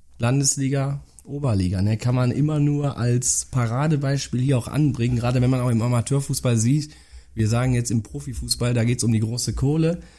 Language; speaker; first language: German; native; German